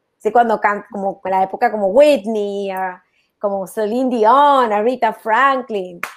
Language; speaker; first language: Spanish; native; Spanish